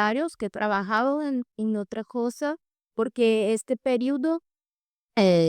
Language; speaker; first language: Spanish; non-native, fluent; Portuguese